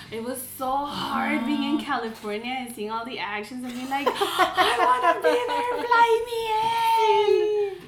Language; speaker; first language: English; non-native, fluent; Spanish